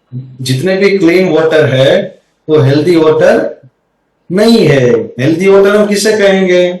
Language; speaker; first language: Hindi; non-native, local second language; Gujarati